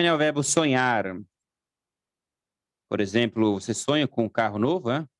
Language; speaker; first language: Portuguese; non-native, fluent; German